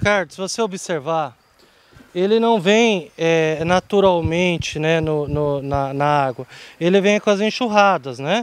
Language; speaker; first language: Portuguese; native; Portuguese